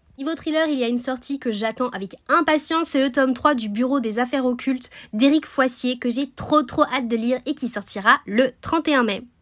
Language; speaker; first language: French; native; French